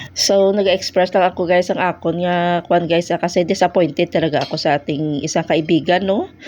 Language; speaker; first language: Filipino; non-native, local second language; Hiligaynon